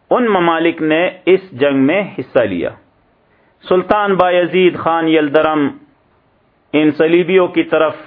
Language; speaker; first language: Urdu; native; Urdu